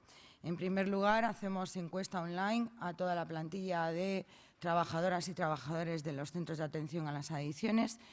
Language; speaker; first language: Spanish; native; Spanish